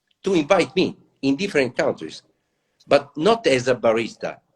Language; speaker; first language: English; non-native, learner; Italian